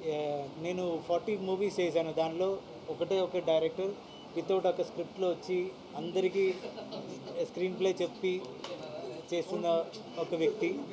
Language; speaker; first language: Telugu; non-native, fluent; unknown